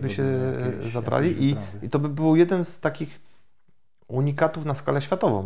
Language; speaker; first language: Polish; native; Polish